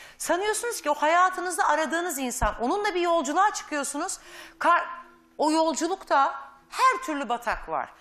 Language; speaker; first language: Turkish; native; Turkish